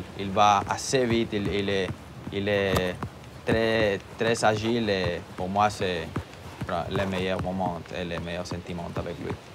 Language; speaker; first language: French; non-native, fluent; Spanish